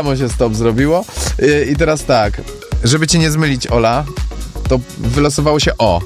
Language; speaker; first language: Polish; native; Polish